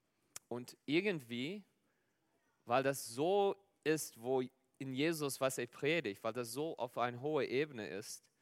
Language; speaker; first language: German; non-native, fluent; Afrikaans